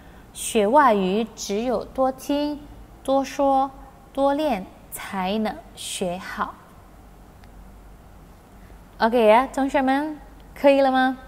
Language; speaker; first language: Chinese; non-native, fluent; Indonesian